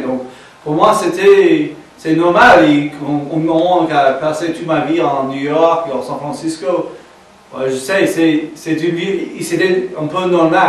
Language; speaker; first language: French; non-native, learner; English